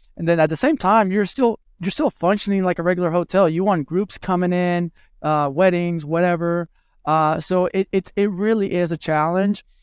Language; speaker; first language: English; early bilingual, other home language; Spanish